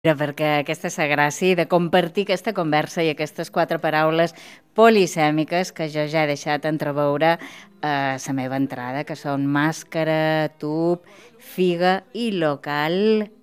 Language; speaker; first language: Catalan; native; Catalan